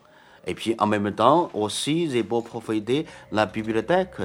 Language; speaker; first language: French; non-native, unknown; Chinese